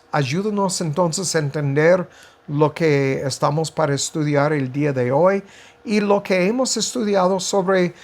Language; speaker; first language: Spanish; non-native, fluent; English